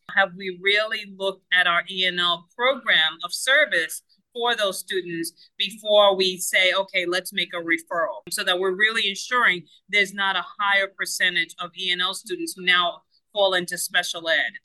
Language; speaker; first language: English; non-native, fluent; Spanish